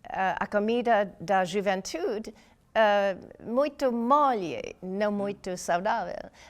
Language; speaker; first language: Portuguese; non-native, fluent; English